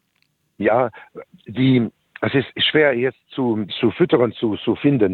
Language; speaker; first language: German; non-native, learner; French